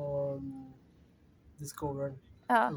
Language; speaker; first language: Norwegian; non-native, fluent; Spanish